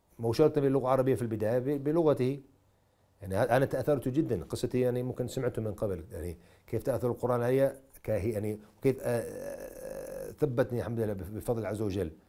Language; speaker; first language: Arabic; non-native, fluent; English